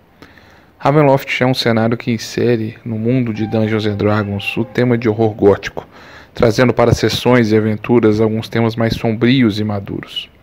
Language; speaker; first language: Portuguese; native; Portuguese